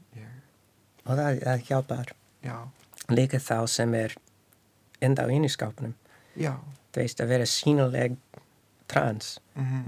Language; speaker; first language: Icelandic; non-native, fluent; English